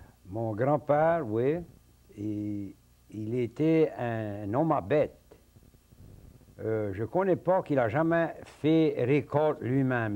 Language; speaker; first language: French; early bilingual, heritage; French